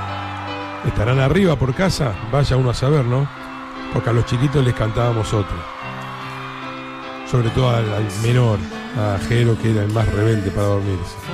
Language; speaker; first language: Spanish; native; Spanish